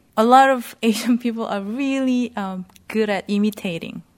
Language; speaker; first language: English; non-native, fluent; Korean